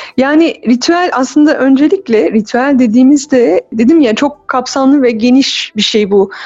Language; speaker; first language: Turkish; native; Turkish